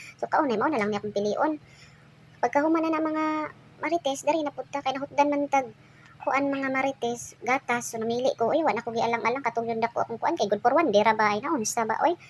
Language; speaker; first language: Cebuano; non-native, local second language; Hiligaynon